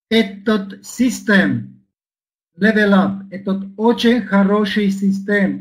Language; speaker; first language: Russian; non-native, learner; Slovak